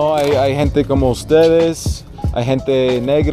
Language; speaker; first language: Spanish; non-native, fluent; English